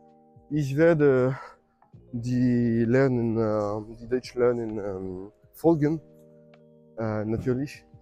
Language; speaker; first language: German; non-native, learner; French